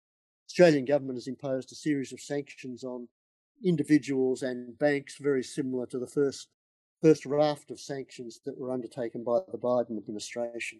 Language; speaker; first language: English; native; English